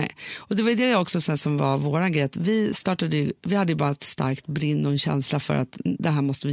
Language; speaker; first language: Swedish; native; Swedish